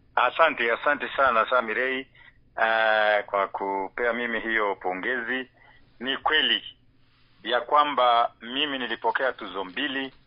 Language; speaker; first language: Swahili; non-native, local second language; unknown